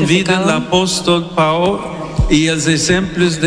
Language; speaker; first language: Catalan; non-native, learner; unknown